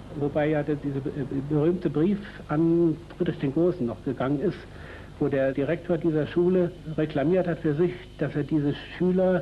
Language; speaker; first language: German; native; German